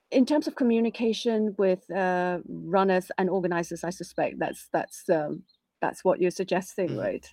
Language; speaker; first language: English; non-native, local second language; Cantonese